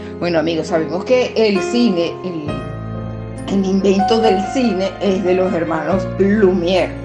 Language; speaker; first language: Spanish; native; Spanish